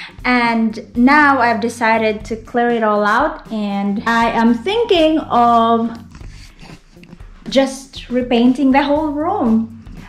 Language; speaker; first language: English; non-native, local second language; Cebuano